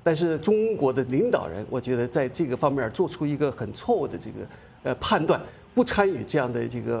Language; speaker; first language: Chinese; native; Chinese